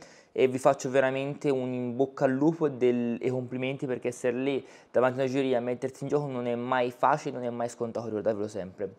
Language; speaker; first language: Italian; native; Italian